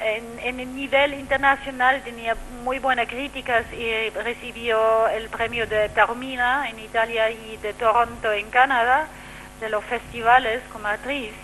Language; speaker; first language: Spanish; non-native, fluent; German